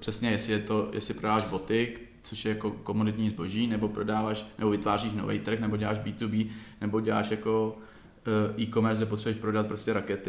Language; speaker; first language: Czech; native; Czech